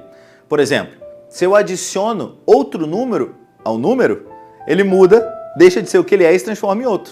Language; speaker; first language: Portuguese; native; Portuguese